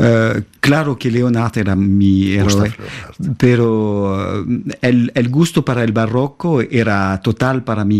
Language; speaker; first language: Spanish; non-native, fluent; French